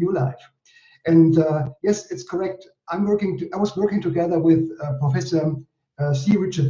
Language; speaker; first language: English; non-native, fluent; German